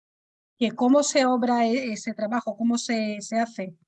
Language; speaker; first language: Spanish; native; Spanish